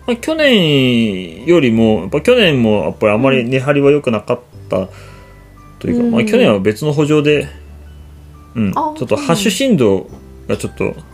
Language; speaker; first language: Japanese; native; Japanese